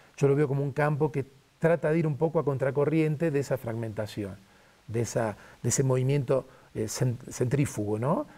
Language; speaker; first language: Spanish; native; Spanish